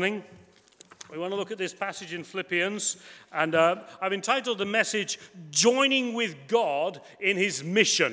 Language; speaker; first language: English; native; English